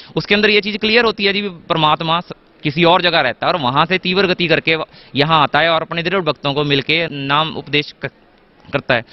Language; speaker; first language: Hindi; native; Hindi